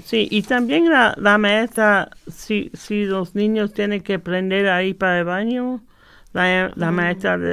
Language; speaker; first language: Spanish; early bilingual, heritage; Spanish